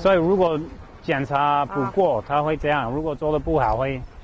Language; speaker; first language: Chinese; non-native, learner; English